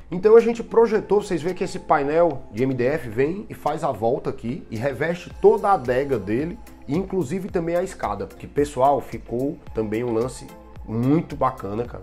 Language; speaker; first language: Portuguese; native; Portuguese